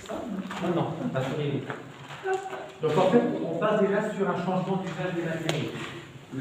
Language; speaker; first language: French; native; French